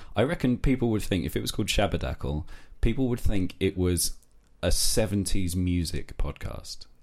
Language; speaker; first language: English; native; English